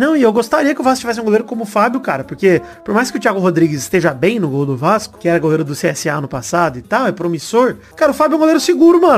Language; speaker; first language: Portuguese; native; Portuguese